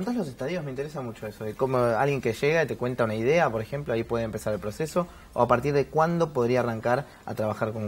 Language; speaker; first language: Spanish; native; Spanish